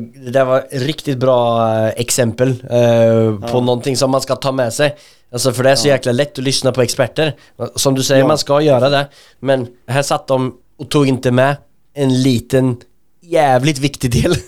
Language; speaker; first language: Swedish; native; Swedish